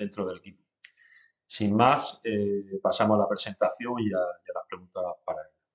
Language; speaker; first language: Spanish; native; Spanish